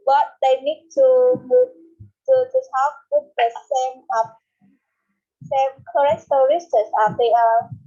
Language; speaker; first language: English; non-native, learner; Vietnamese